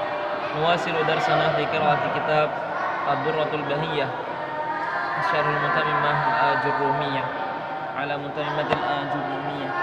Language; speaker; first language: Arabic; non-native, fluent; Indonesian